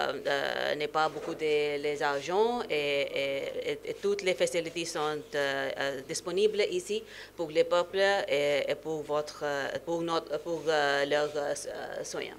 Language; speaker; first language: French; non-native, learner; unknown